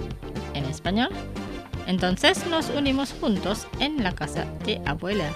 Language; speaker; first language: Spanish; non-native, fluent; Indonesian